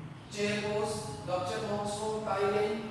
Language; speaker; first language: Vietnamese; non-native, learner; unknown